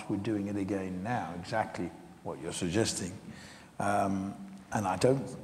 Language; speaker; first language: English; native; English